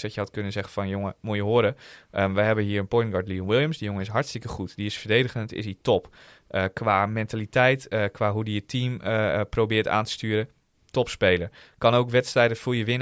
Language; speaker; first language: Dutch; native; Dutch